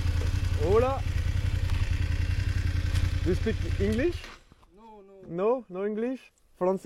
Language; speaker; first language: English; non-native, learner; French